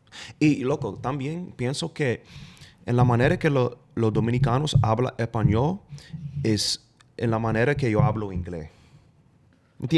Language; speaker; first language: Spanish; non-native, fluent; English